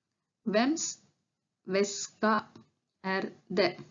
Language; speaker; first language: Swedish; non-native, learner; Tamil